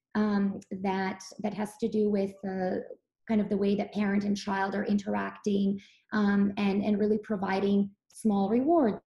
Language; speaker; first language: English; early bilingual, other home language; Serbian